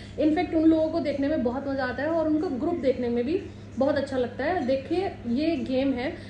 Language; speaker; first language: Hindi; native; Hindi